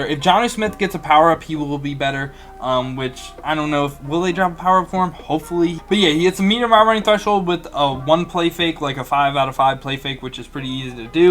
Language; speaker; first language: English; native; English